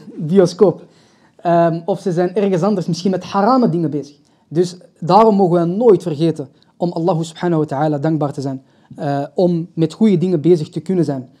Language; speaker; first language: Dutch; early bilingual, other home language; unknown